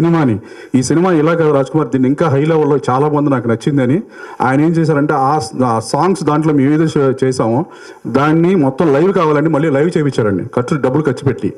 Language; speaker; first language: Telugu; native; Telugu